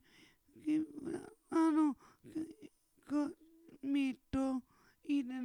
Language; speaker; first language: Italian; non-native, learner; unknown